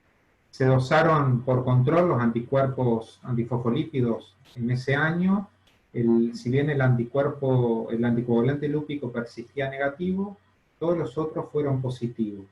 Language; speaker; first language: Spanish; native; Spanish